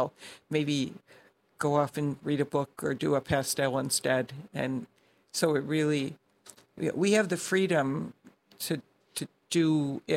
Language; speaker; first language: English; native; English